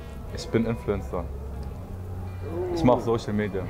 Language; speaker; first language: German; early bilingual, other home language; Arabic